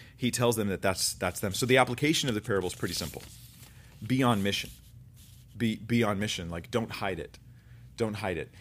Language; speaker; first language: English; native; English